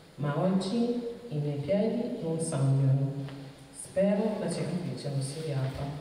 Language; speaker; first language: Italian; early bilingual, other home language; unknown